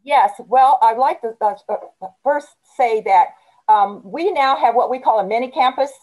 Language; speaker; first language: English; native; English